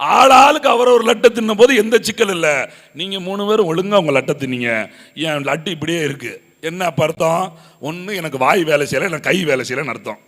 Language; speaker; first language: Tamil; native; Tamil